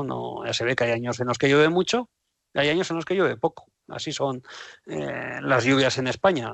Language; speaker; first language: Spanish; native; Spanish